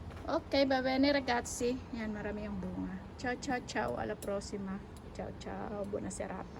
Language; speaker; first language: Italian; non-native, learner; Filipino